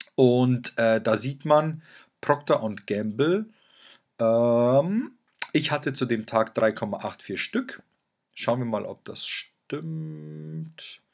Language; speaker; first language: German; native; German